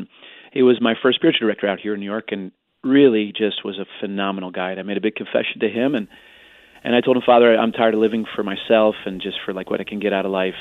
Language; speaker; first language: English; native; English